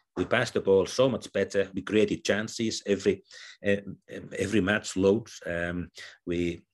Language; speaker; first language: English; non-native, fluent; Finnish